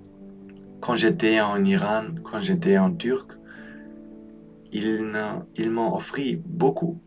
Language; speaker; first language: French; non-native, learner; Polish